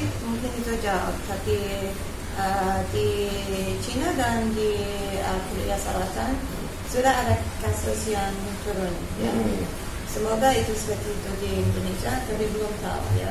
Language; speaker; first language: Indonesian; non-native, fluent; English